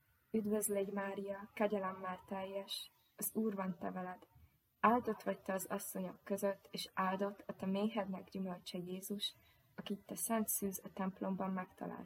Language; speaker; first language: Hungarian; native; Hungarian